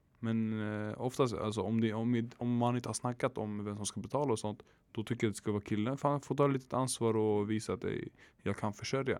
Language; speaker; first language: Swedish; early bilingual, other home language; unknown